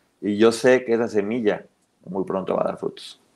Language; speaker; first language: Spanish; native; Spanish